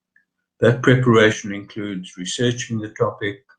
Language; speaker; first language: English; native; English